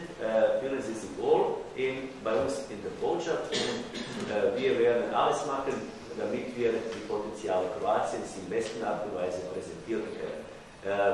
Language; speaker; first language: German; non-native, fluent; Croatian